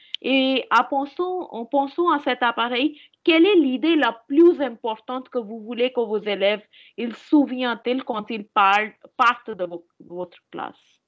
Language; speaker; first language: French; non-native, fluent; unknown